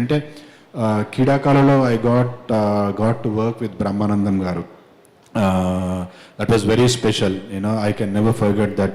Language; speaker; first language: Telugu; native; Telugu